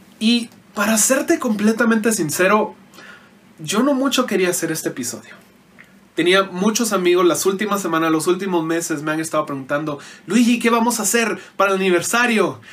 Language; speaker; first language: Spanish; native; Spanish